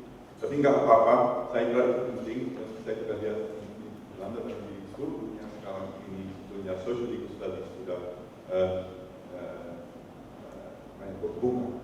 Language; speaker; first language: Indonesian; non-native, fluent; Dutch